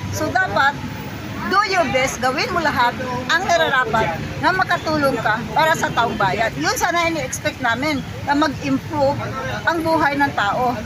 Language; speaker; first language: Filipino; non-native, local second language; Hiligaynon